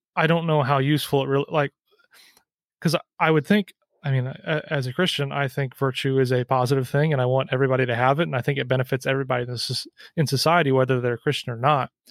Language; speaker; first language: English; native; English